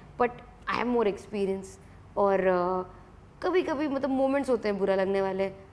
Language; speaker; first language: Hindi; native; Hindi